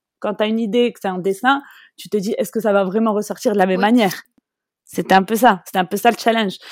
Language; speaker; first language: French; non-native, local second language; Arabic